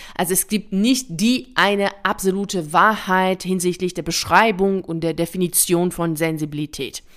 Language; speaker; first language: German; early bilingual, other home language; Persian